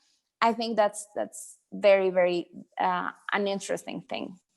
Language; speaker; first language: English; non-native, fluent; Spanish